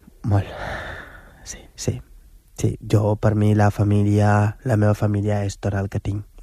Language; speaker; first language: Catalan; non-native, fluent; Wolof